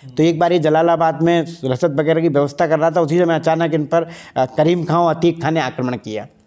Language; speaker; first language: Hindi; native; Hindi